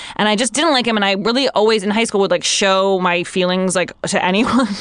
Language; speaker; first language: English; native; English